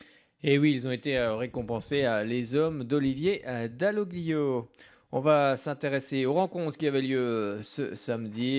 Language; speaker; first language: French; native; French